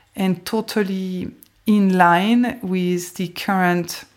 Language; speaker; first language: English; non-native, fluent; French